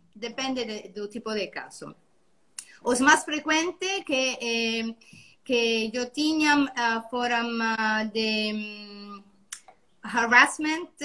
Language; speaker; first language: Portuguese; non-native, learner; Italian